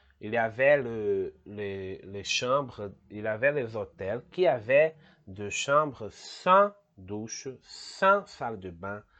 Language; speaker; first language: French; non-native, fluent; Portuguese